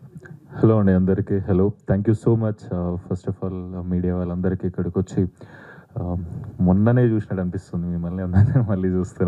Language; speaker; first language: Telugu; native; Telugu